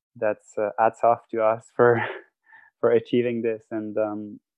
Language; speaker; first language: English; non-native, fluent; French